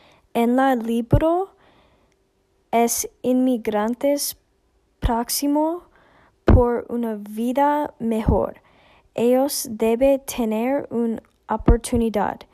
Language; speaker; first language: Spanish; non-native, learner; English